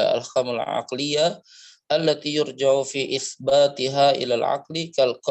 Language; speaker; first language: Arabic; non-native, fluent; Indonesian